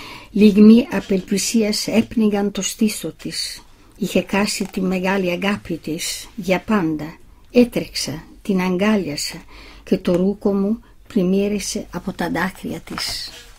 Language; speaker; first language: Greek; non-native, fluent; Italian